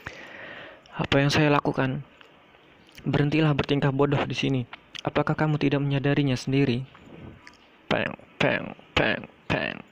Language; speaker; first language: Indonesian; native; Indonesian